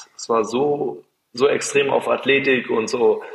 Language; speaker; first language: German; native; German